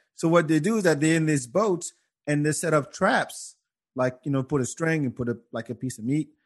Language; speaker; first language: English; non-native, fluent; Wolof